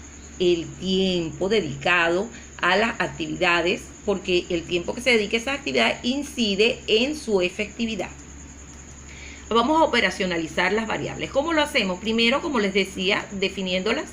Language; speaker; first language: Spanish; native; Spanish